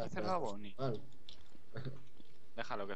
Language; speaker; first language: Spanish; native; Spanish